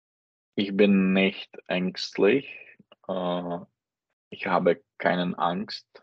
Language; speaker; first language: German; non-native, learner; Czech